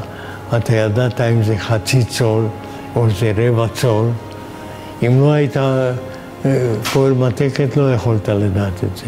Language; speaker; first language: Hebrew; non-native, fluent; Hungarian